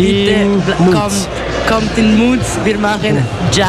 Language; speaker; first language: German; non-native, local second language; Italian